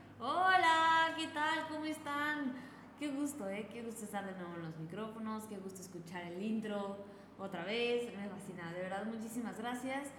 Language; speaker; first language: Spanish; native; Spanish